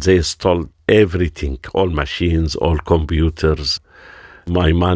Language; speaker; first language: English; non-native, learner; Arabic